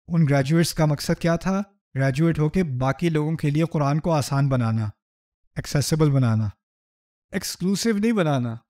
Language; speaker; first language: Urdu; native; Urdu